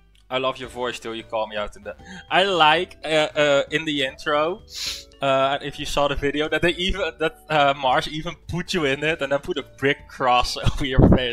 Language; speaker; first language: English; early bilingual, other home language; Dutch